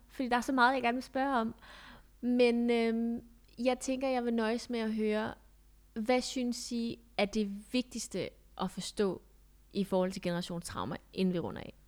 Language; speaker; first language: Danish; early bilingual, other home language; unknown